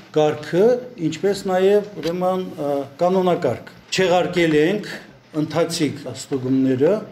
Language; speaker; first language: Armenian; native; Armenian